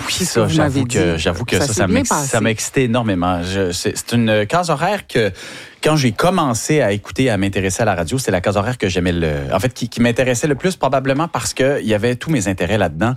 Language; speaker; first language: French; native; French